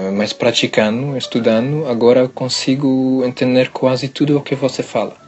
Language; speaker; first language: Portuguese; non-native, learner; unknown